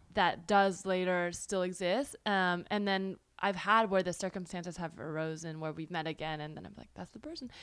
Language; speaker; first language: English; early bilingual, other home language; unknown